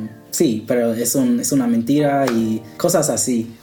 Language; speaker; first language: Spanish; non-native, learner; English